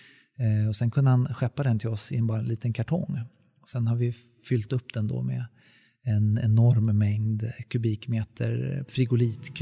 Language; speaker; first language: Swedish; native; Swedish